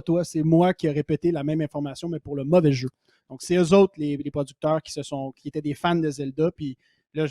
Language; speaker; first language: French; native; French